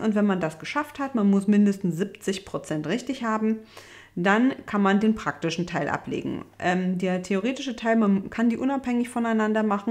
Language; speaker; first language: German; native; German